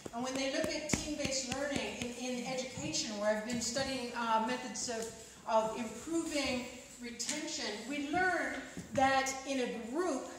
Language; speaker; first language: English; native; English